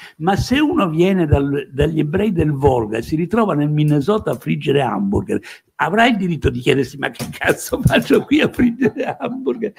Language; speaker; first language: Italian; native; Italian